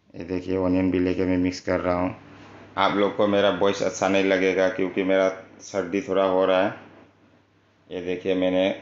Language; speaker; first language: Hindi; non-native, local second language; Manipuri